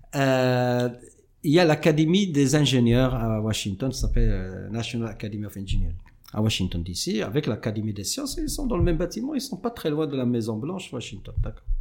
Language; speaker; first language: French; non-native, local second language; Arabic